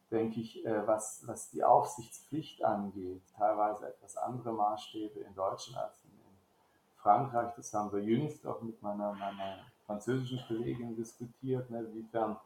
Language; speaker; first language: German; native; German